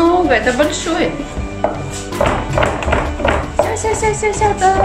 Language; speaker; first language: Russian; non-native, learner; Chinese